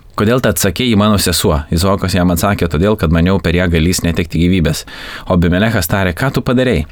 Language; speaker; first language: Lithuanian; native; Lithuanian